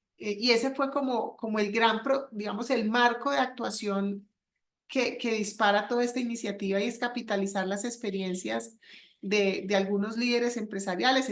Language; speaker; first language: Spanish; native; Spanish